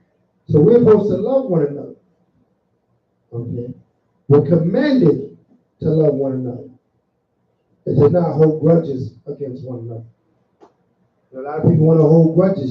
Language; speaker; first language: English; native; English